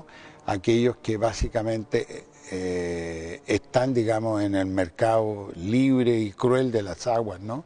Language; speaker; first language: Spanish; native; Spanish